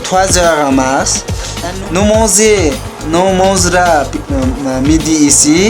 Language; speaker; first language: French; non-native, learner; Sherpa